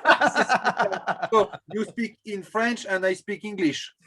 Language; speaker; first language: English; non-native, learner; French